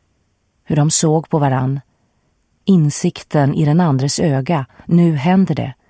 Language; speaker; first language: Swedish; native; Swedish